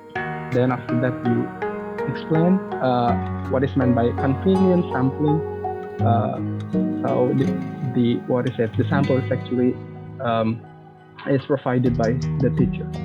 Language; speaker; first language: English; non-native, fluent; Indonesian